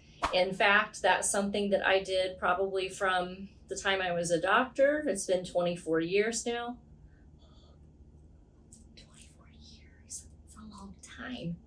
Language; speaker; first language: English; native; English